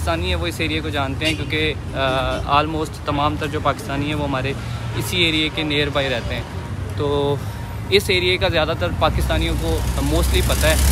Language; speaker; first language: Urdu; non-native, local second language; Punjabi